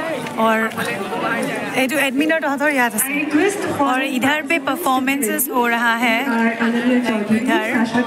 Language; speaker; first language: Hindi; non-native, local second language; Assamese